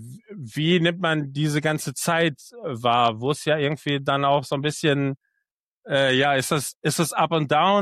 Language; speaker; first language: German; native; German